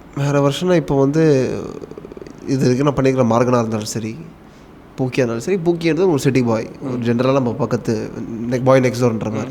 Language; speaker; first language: Tamil; native; Tamil